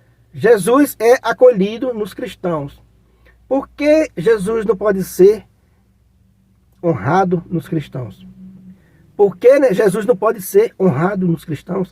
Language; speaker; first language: Portuguese; native; Portuguese